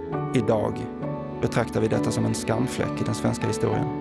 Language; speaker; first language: Swedish; native; Swedish